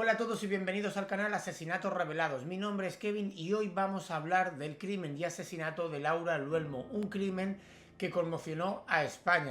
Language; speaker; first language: Spanish; native; Spanish